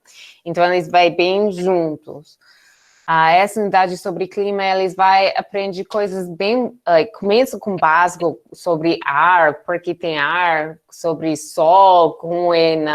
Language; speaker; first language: Portuguese; non-native, learner; English